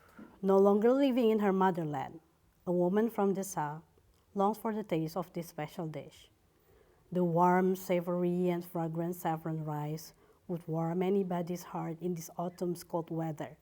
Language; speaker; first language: English; non-native, fluent; Indonesian